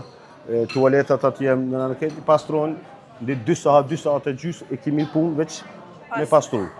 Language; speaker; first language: Albanian; early bilingual, heritage; Albanian